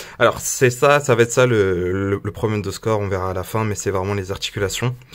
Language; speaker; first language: French; native; French